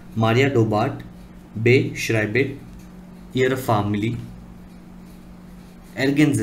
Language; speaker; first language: German; non-native, learner; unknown